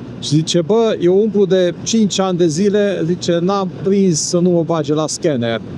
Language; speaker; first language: Romanian; non-native, local second language; Hungarian